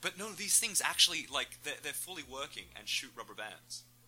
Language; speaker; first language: English; native; English